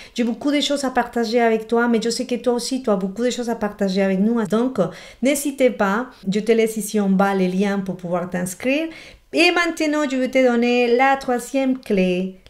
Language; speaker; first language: French; non-native, fluent; Spanish